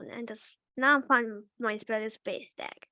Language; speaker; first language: Dutch; early bilingual, other home language; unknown